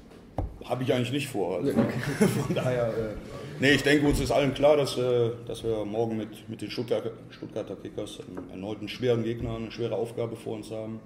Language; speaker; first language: German; native; German